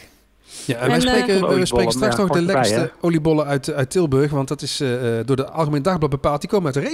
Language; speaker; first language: Dutch; native; Dutch